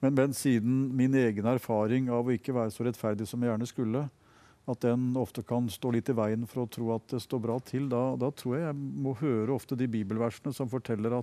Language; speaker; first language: Norwegian; native; Norwegian